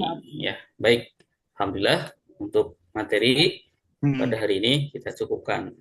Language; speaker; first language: Indonesian; native; Indonesian